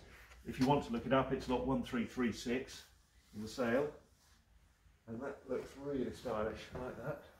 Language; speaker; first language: English; native; English